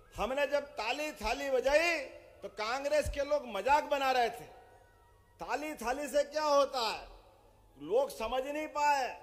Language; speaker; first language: Hindi; native; Hindi